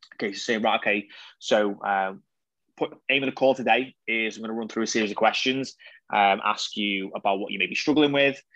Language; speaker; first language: English; native; English